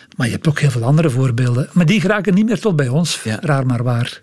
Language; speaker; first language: Dutch; native; Dutch